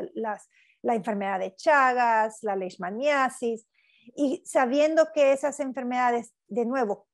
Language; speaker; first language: Spanish; native; Spanish